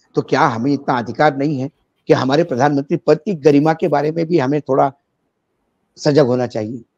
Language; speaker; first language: Hindi; non-native, local second language; Marathi